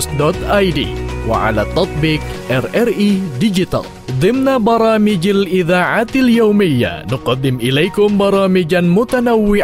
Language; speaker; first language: Arabic; non-native, fluent; Indonesian